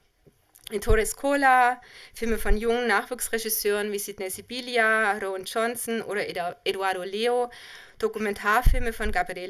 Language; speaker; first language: German; native; German